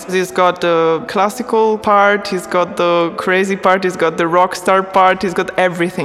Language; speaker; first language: English; non-native, fluent; Italian